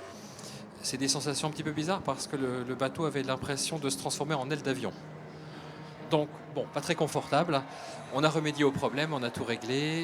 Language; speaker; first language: French; native; French